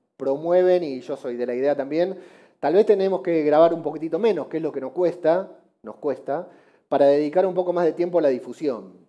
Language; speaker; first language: Spanish; native; Spanish